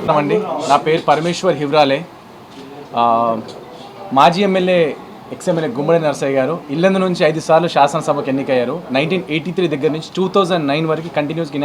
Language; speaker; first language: Telugu; native; Telugu